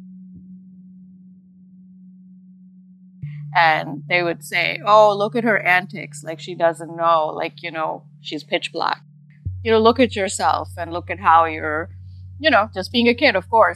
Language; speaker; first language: English; non-native, local second language; Urdu